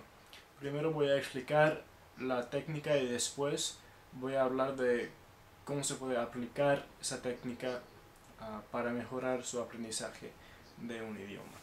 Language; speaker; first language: Spanish; non-native, fluent; English